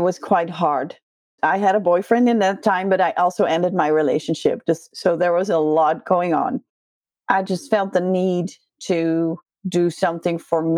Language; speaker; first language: English; non-native, fluent; Dutch